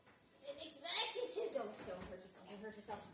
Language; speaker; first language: English; native; English